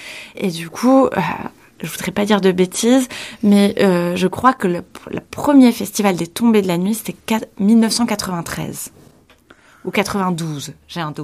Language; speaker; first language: French; native; French